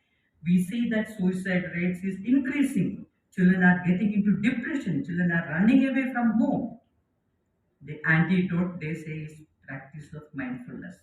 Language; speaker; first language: English; non-native, local second language; Malayalam